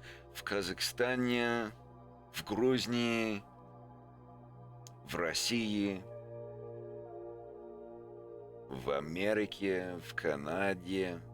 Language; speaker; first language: Russian; non-native, learner; English